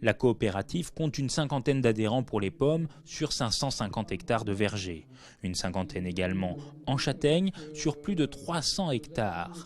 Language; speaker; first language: French; native; French